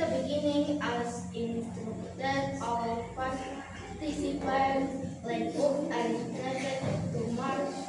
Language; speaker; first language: English; non-native, learner; Indonesian